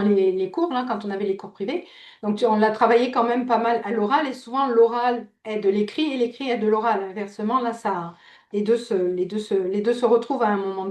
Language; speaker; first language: French; native; French